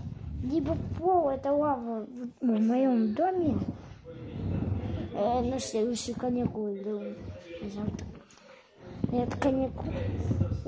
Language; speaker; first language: Russian; early bilingual, heritage; Russian